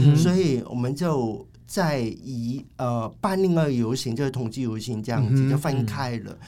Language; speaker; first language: Chinese; non-native, fluent; Cantonese